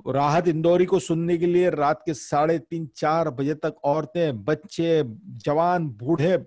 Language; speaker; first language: Hindi; native; Hindi